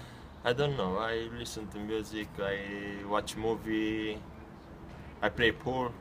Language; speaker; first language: English; non-native, learner; Romanian